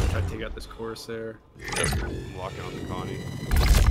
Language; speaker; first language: English; native; English